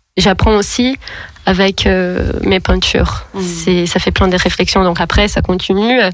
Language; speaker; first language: French; non-native, fluent; Portuguese